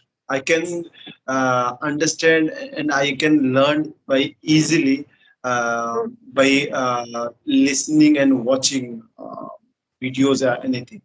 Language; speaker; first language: English; non-native, learner; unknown